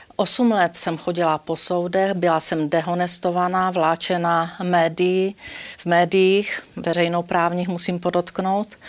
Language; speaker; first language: Czech; native; Czech